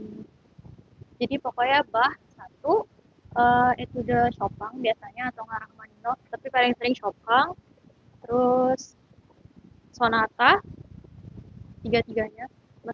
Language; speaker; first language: Indonesian; native; Indonesian